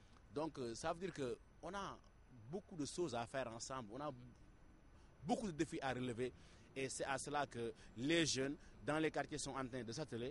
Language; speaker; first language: French; non-native, local second language; Wolof